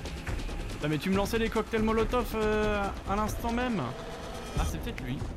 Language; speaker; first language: French; native; French